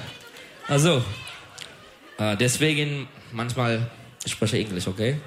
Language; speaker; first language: German; non-native, learner; Turkish